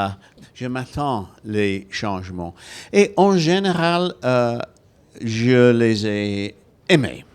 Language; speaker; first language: French; non-native, fluent; Welsh